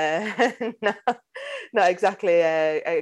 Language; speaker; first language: English; native; English